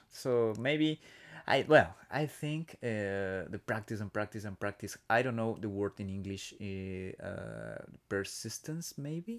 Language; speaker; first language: English; non-native, learner; Spanish